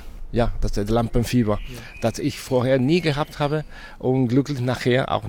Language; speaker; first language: German; non-native, fluent; Catalan